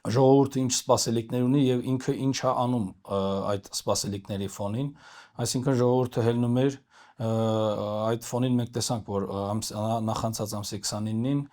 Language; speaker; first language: Armenian; native; Armenian